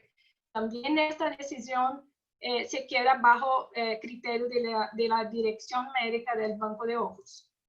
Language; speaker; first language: Spanish; non-native, learner; Portuguese